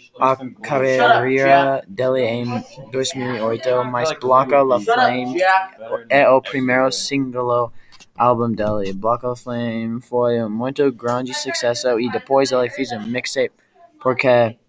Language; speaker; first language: Portuguese; non-native, learner; English